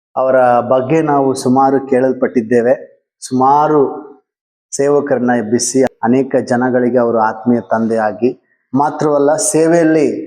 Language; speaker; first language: Kannada; native; Kannada